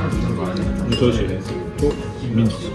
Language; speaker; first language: Japanese; non-native, learner; French